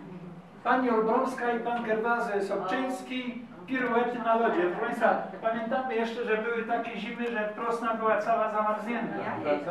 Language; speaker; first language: Polish; native; Polish